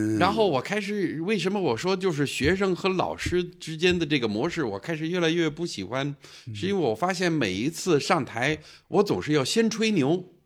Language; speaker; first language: Chinese; non-native, fluent; English